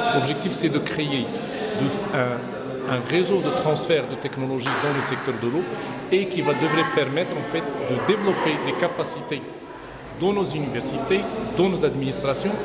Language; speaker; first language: French; non-native, local second language; Arabic